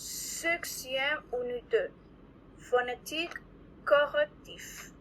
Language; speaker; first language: French; non-native, learner; Spanish